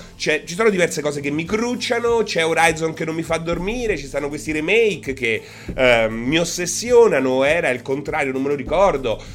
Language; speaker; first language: Italian; native; Italian